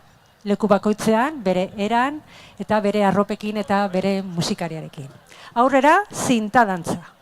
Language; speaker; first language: Basque; native; Basque